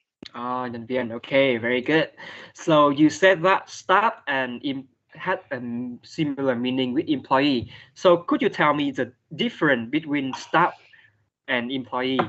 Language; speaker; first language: English; non-native, fluent; Vietnamese